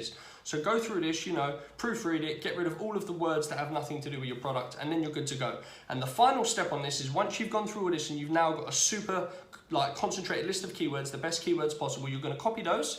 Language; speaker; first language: English; native; English